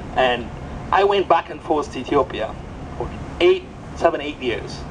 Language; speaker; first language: English; non-native, fluent; Amharic